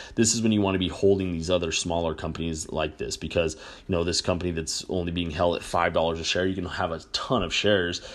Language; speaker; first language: English; native; English